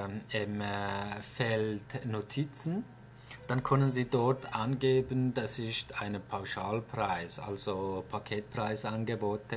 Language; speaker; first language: German; non-native, fluent; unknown